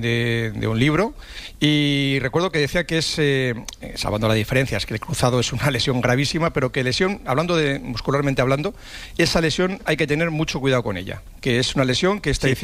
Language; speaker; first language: Spanish; native; Spanish